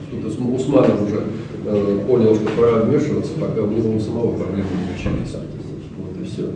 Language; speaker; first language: Russian; native; Russian